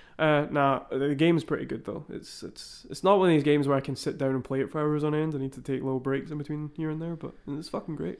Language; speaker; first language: English; native; English